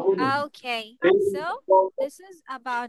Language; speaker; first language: English; non-native, fluent; Bangla